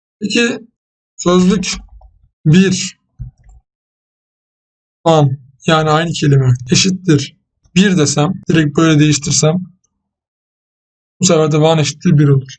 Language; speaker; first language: Turkish; native; Turkish